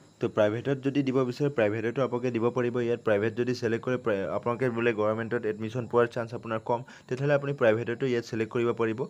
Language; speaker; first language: Assamese; non-native, local second language; Karbi